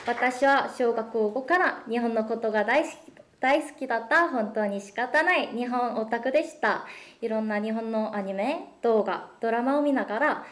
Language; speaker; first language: Japanese; non-native, fluent; Korean